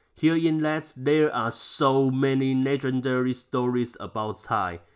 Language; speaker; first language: English; non-native, fluent; Chinese